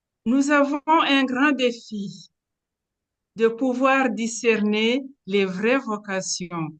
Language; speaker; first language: French; non-native, local second language; Kinyarwanda